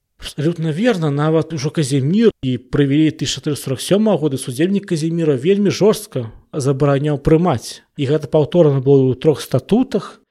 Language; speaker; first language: Belarusian; non-native, local second language; Russian